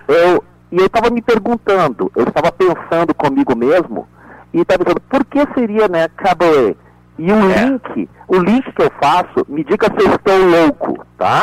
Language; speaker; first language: Portuguese; native; Portuguese